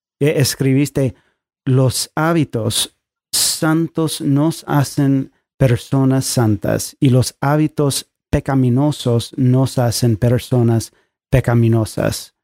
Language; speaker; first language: Spanish; non-native, fluent; English